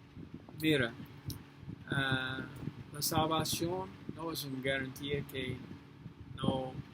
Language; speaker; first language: Spanish; non-native, fluent; English